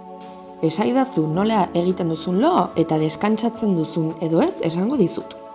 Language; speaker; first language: Basque; native; Basque